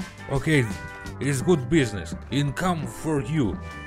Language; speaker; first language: English; non-native, learner; Russian